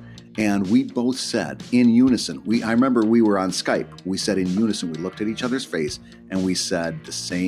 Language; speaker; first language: English; native; English